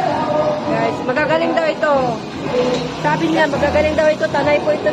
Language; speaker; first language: Filipino; native; Filipino